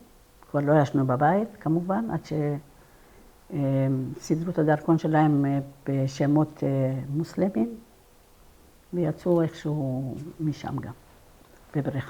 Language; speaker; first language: Hebrew; non-native, fluent; Persian